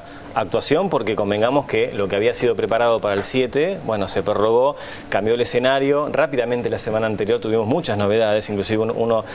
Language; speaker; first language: Spanish; native; Spanish